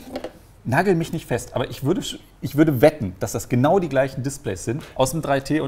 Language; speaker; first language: German; native; German